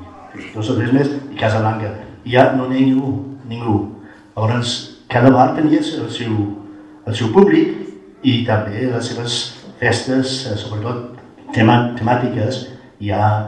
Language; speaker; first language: Catalan; non-native, fluent; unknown